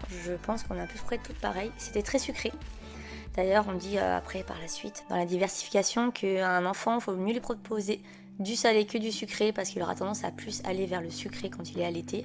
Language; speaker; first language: French; native; French